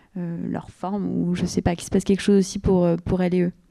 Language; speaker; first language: French; native; French